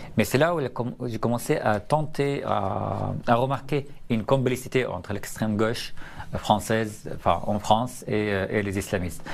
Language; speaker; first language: French; non-native, fluent; Arabic